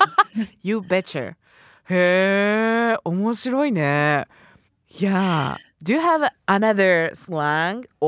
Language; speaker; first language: English; non-native, learner; Japanese